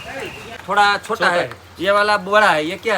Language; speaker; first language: Hindi; non-native, local second language; Gujarati